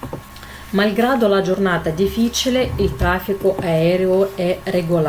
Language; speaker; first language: Italian; non-native, fluent; Russian